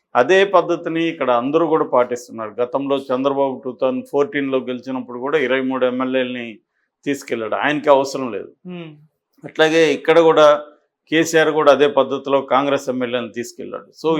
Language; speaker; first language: Telugu; native; Telugu